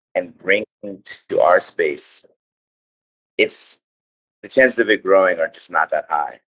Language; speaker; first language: English; native; English